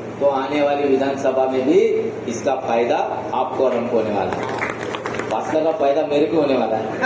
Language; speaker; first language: Hindi; non-native, local second language; Marathi